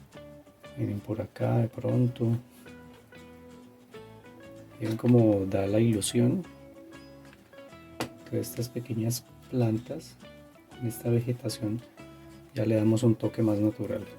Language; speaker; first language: Spanish; native; Spanish